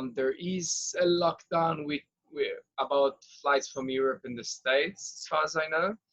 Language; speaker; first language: English; non-native, fluent; Hebrew